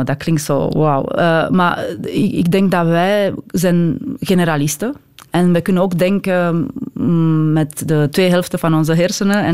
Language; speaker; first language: Dutch; non-native, fluent; Romanian